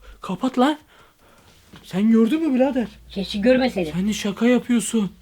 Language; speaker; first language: Turkish; native; Turkish